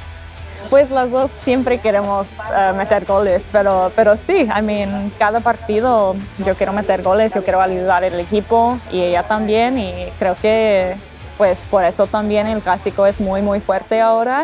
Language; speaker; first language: Spanish; early bilingual, heritage; English